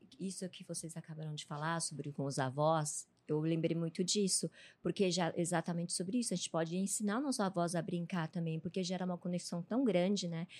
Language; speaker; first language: Portuguese; early bilingual, other home language; Chinese